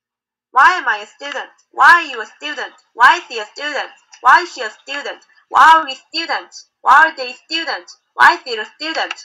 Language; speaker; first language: English; non-native, learner; Korean